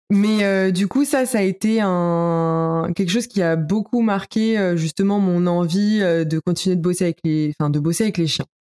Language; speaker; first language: French; native; French